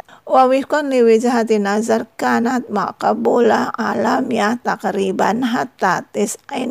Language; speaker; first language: Arabic; non-native, fluent; Indonesian